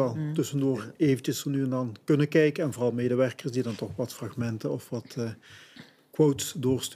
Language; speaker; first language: Dutch; native; Dutch